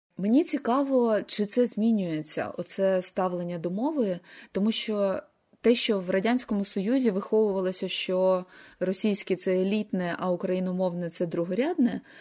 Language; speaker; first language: Ukrainian; native; Ukrainian